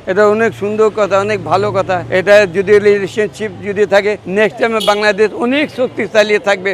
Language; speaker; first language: Bangla; non-native, local second language; Urdu